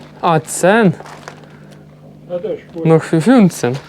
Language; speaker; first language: German; non-native, learner; Ukrainian